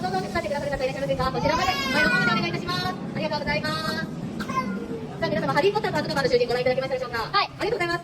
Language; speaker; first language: Japanese; native; Japanese